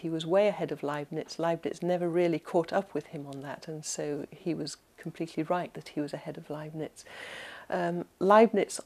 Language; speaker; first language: English; native; English